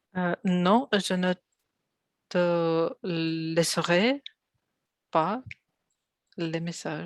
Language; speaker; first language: French; non-native, learner; Russian